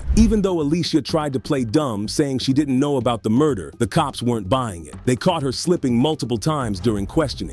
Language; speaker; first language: English; native; English